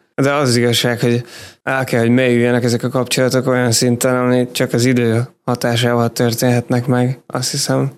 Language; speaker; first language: Hungarian; native; Hungarian